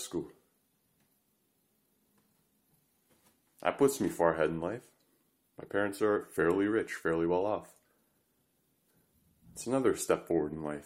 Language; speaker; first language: English; native; English